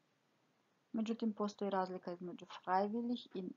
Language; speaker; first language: German; non-native, fluent; Croatian